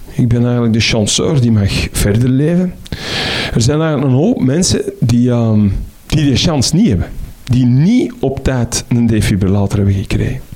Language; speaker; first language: Dutch; native; Dutch